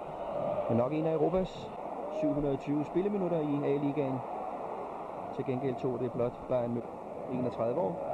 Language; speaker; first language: Danish; native; Danish